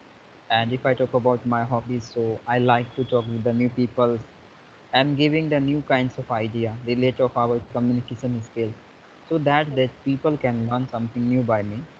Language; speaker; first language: English; non-native, fluent; Hindi